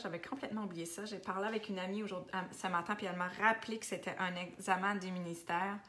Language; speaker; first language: French; native; French